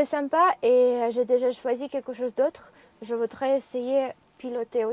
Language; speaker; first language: French; non-native, learner; Russian